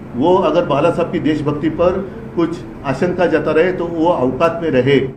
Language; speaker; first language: Hindi; non-native, local second language; Marathi